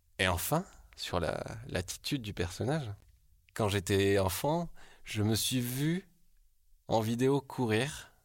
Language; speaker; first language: French; early bilingual, other home language; Korean